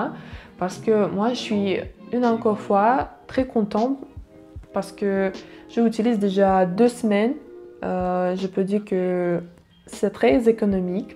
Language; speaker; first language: French; non-native, learner; Russian